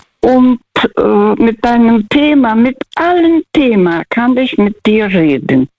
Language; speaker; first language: German; early bilingual, heritage; Russian